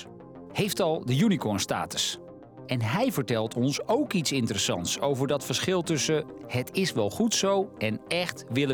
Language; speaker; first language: Dutch; native; Dutch